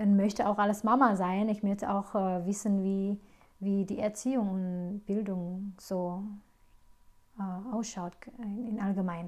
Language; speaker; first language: German; non-native, fluent; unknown